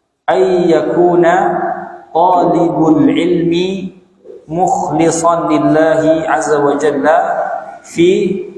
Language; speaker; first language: Arabic; non-native, fluent; Indonesian